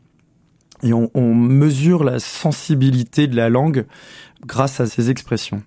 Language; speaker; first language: French; native; French